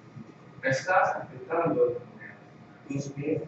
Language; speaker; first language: Spanish; non-native, learner; English